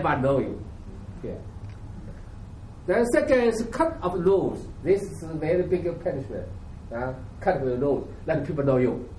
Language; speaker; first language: English; non-native, learner; Chinese